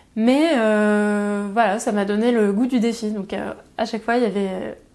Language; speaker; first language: French; native; French